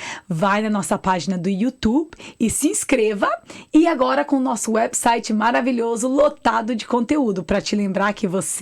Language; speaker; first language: Portuguese; native; Portuguese